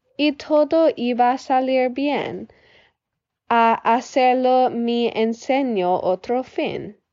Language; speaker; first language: Spanish; non-native, learner; English